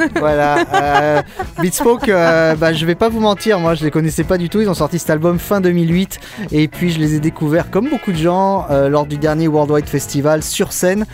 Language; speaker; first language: French; native; French